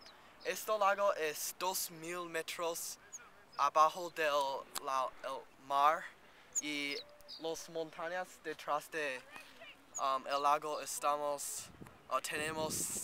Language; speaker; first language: Spanish; non-native, learner; English